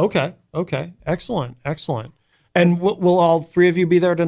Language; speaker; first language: English; native; English